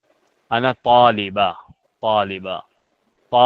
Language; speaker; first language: Arabic; non-native, fluent; Urdu